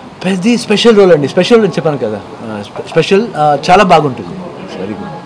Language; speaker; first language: Telugu; non-native, learner; Kannada